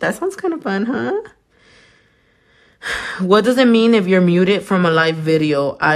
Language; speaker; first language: English; early bilingual, other home language; Spanish